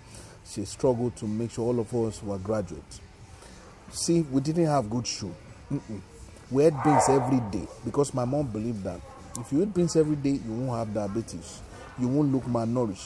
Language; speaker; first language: English; non-native, local second language; Yoruba